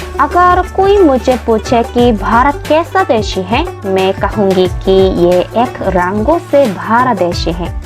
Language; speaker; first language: Hindi; non-native, fluent; Korean